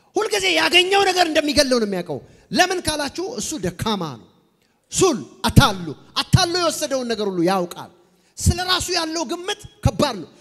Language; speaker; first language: Amharic; native; Amharic